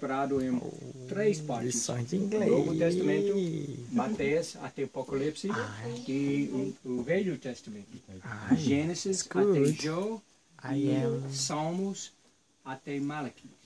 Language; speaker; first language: Portuguese; non-native, learner; English